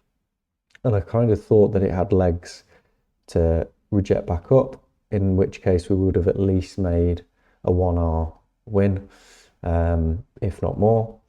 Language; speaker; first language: English; native; English